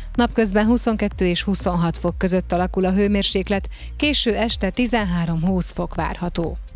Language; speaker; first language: Hungarian; native; Hungarian